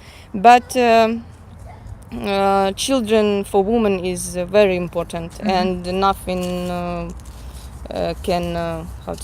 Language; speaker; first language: English; non-native, fluent; Russian